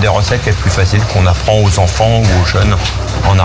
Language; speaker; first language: French; native; French